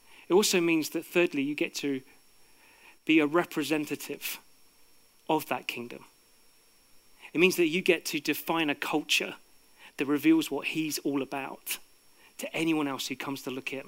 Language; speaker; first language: English; native; English